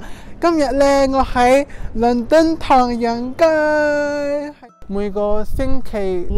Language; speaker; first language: Cantonese; non-native, fluent; English